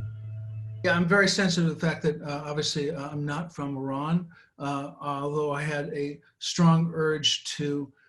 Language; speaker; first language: English; native; English